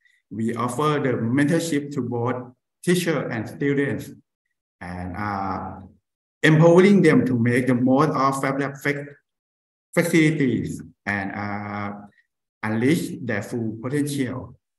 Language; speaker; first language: English; non-native, fluent; Thai